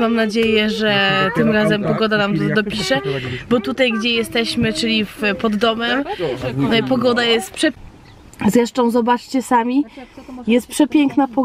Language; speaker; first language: Polish; native; Polish